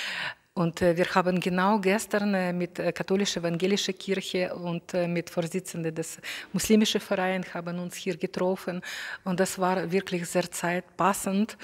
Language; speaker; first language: German; non-native, fluent; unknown